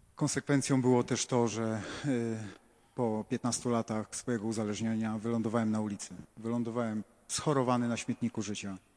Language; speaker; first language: Polish; native; Polish